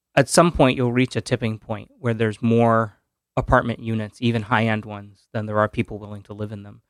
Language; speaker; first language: English; native; English